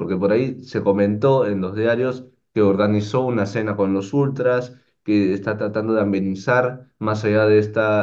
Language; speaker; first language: Spanish; native; Spanish